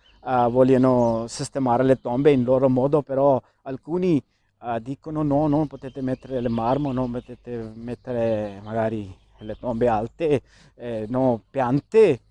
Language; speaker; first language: Italian; non-native, learner; Urdu